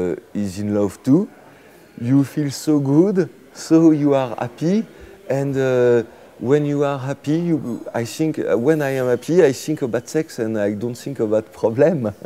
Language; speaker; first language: English; non-native, fluent; French